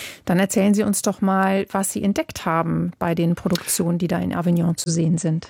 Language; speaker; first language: German; native; German